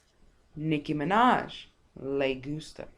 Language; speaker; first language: Spanish; non-native, fluent; English